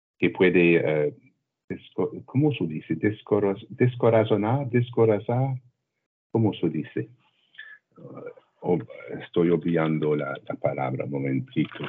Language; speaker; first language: Spanish; non-native, learner; French